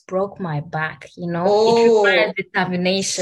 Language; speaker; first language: English; non-native, local second language; Kinyarwanda